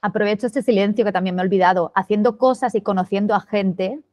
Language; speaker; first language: Spanish; non-native, local second language; Catalan